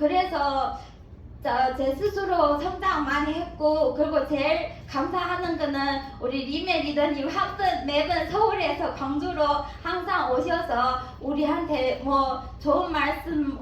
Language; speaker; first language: Korean; non-native, learner; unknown